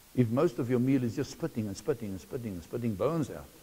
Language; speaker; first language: English; non-native, local second language; Afrikaans